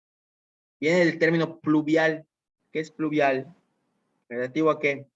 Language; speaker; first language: Spanish; native; Spanish